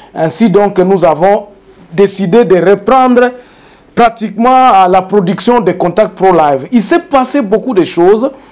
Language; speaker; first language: French; non-native, local second language; Swahili